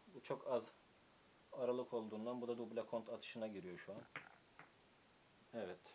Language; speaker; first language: Turkish; native; Turkish